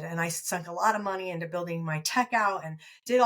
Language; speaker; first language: English; native; English